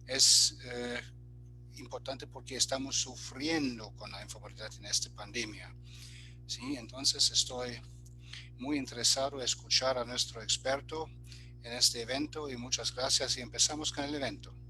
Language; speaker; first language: Spanish; non-native, fluent; German